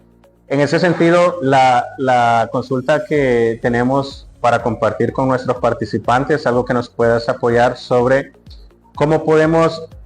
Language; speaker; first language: Spanish; native; Spanish